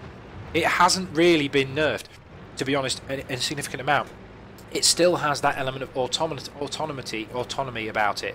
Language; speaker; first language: English; native; English